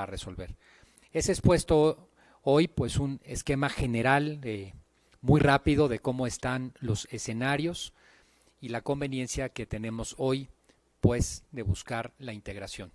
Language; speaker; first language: Spanish; native; Spanish